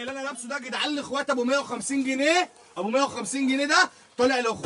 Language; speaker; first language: Arabic; native; Arabic